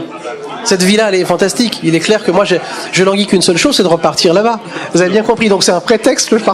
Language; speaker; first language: French; native; French